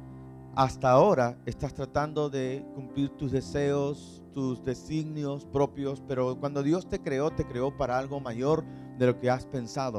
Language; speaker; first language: Spanish; native; Spanish